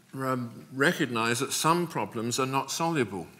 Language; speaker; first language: English; native; English